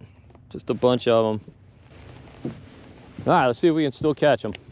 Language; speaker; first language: English; native; English